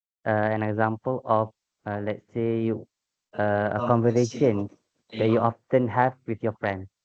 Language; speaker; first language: English; non-native, local second language; Malay